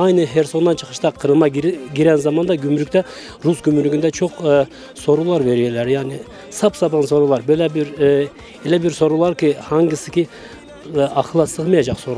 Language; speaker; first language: Turkish; early bilingual, heritage; Turkish